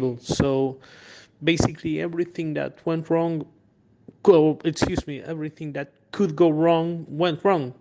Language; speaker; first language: English; non-native, fluent; Spanish